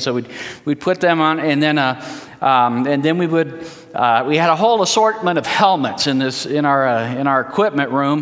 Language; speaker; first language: English; early bilingual, heritage; English